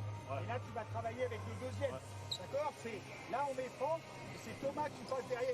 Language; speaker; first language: French; native; French